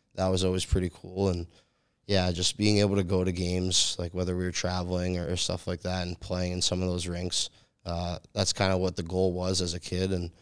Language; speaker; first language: English; native; English